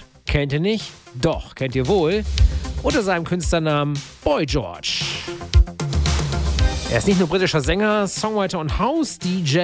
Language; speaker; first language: German; native; German